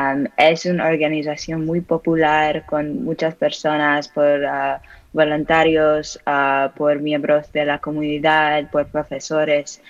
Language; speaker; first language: Spanish; non-native, learner; English